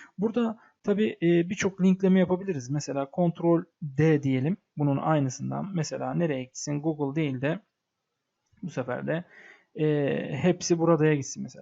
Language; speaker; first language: Turkish; native; Turkish